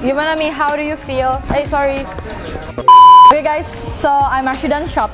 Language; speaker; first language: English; non-native, local second language; Indonesian